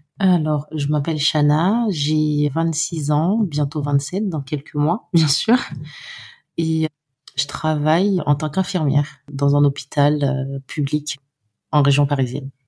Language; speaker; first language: French; non-native, local second language; Haitian Creole